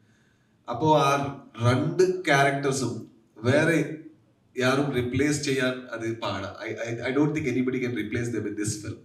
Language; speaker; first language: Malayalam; non-native, learner; Kannada